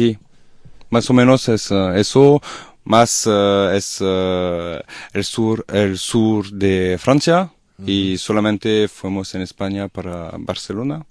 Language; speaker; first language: Spanish; non-native, learner; French